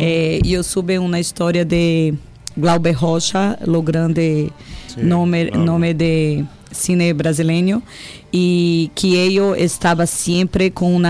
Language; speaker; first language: Spanish; non-native, learner; Portuguese